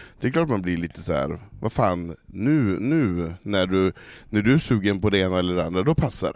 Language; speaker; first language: Swedish; native; Swedish